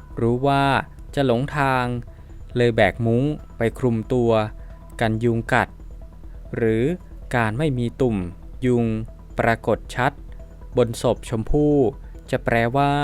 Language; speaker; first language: Thai; native; Thai